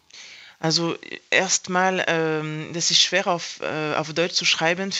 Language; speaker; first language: German; non-native, fluent; French